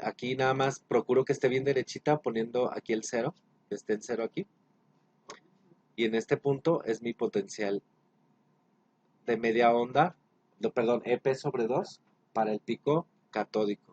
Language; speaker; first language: Spanish; native; Spanish